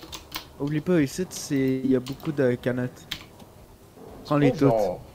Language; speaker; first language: French; native; French